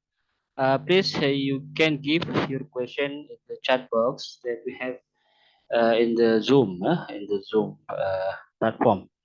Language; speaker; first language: English; non-native, learner; Indonesian